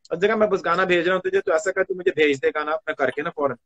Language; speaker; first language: Hindi; early bilingual, other home language; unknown